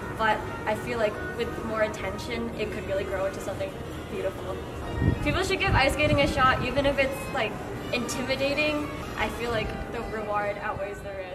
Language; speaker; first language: English; native; English